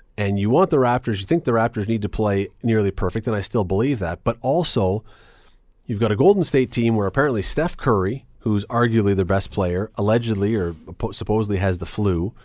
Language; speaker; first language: English; native; English